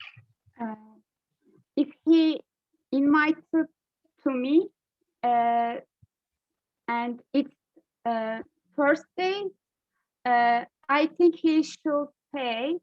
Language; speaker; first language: English; non-native, learner; Turkish